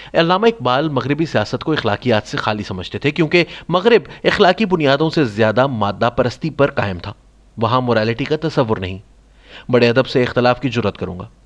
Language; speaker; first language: Urdu; non-native, local second language; Saraiki